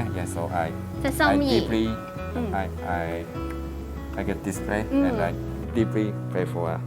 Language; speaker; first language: English; non-native, learner; Japanese